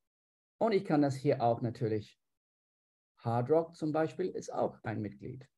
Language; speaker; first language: German; non-native, fluent; English